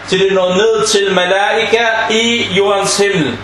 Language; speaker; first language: Danish; non-native, fluent; Arabic